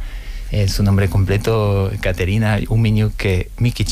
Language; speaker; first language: Spanish; non-native, fluent; Portuguese